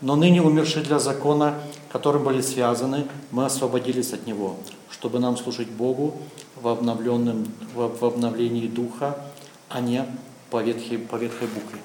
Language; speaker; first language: Czech; non-native, learner; Russian